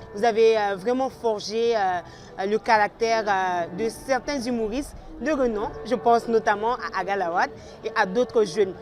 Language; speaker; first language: French; non-native, local second language; Bambara